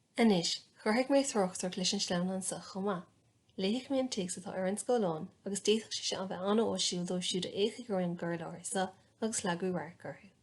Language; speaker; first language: Irish; native; Irish